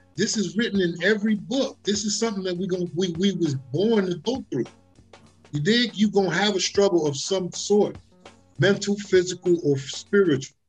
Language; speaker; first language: English; native; English